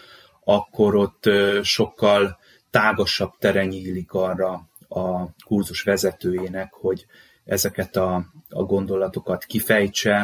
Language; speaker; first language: Hungarian; native; Hungarian